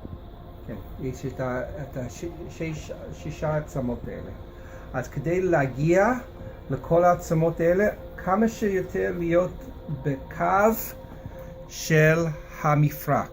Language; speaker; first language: Hebrew; non-native, fluent; English